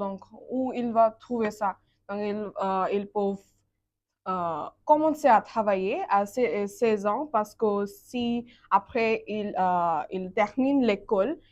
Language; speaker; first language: French; non-native, learner; Bangla